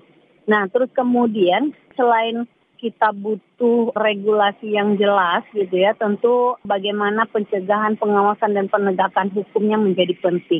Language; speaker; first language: Indonesian; native; Indonesian